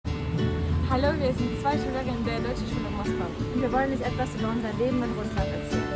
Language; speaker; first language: German; non-native, learner; Russian